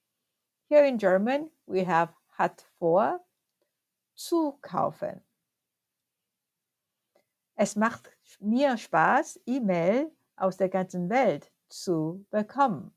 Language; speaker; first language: German; non-native, fluent; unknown